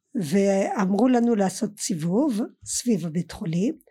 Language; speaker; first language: Hebrew; non-native, fluent; French